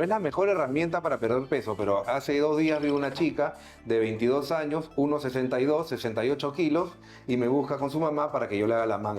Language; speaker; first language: Spanish; native; Spanish